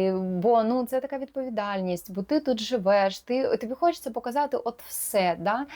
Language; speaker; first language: Ukrainian; non-native, local second language; Russian